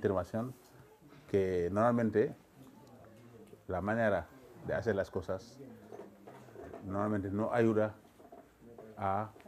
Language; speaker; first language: Spanish; non-native, fluent; Wolof